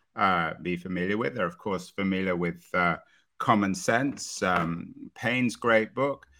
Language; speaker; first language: English; native; English